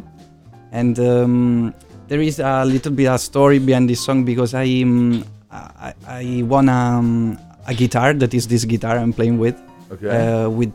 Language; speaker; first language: English; non-native, fluent; Italian